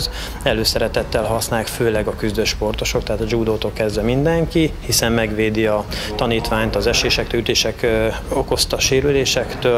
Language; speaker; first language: Hungarian; native; Hungarian